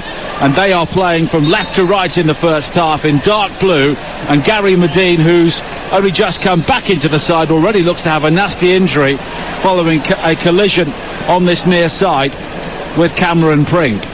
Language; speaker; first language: English; native; English